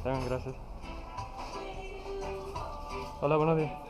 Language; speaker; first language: Spanish; non-native, learner; English